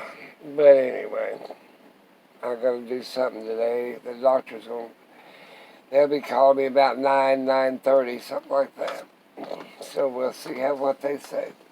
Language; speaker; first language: English; native; English